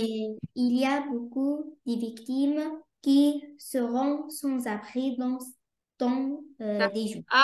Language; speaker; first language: French; non-native, learner; Arabic